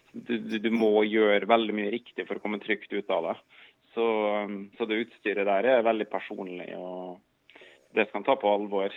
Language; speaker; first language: Norwegian; native; Norwegian